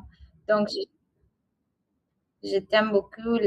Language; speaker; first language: French; non-native, learner; Italian